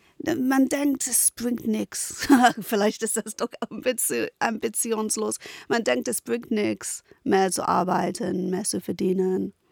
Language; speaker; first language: German; non-native, fluent; English